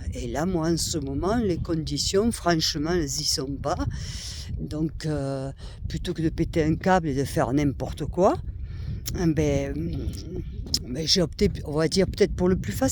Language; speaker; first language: French; native; French